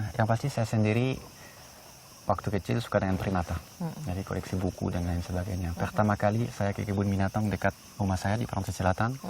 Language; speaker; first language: Indonesian; non-native, fluent; French